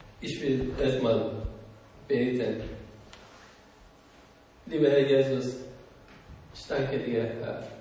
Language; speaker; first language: German; non-native, learner; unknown